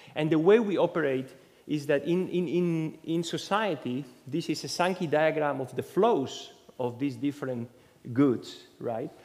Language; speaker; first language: English; non-native, fluent; Spanish